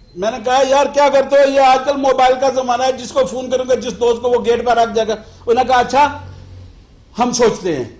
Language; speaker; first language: Urdu; non-native, local second language; Pahari-Potwari